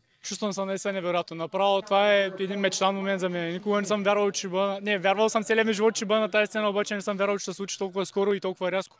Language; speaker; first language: Bulgarian; native; Bulgarian